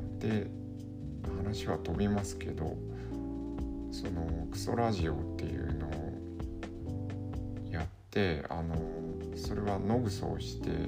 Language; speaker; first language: Japanese; native; Japanese